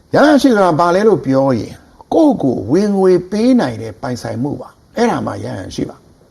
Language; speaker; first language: Burmese; native; Burmese